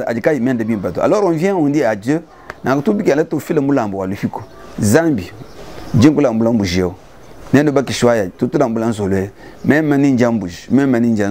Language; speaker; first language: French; non-native, local second language; Luba-Lulua